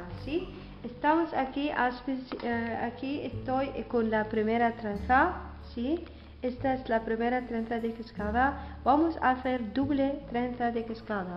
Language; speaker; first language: Spanish; non-native, learner; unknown